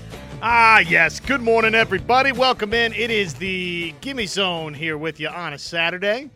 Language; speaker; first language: English; native; English